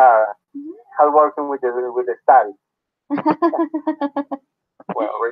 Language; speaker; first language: English; non-native, learner; Spanish